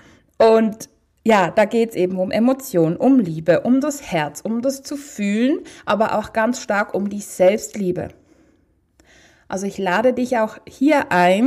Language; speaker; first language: German; native; German